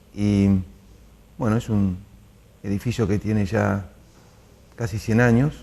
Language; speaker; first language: Spanish; native; Spanish